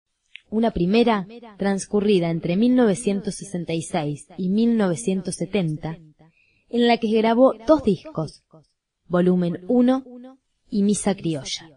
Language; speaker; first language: Spanish; native; Spanish